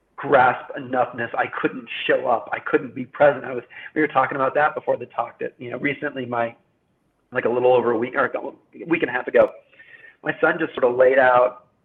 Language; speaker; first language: English; native; English